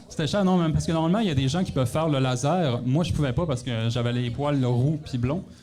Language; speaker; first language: French; native; French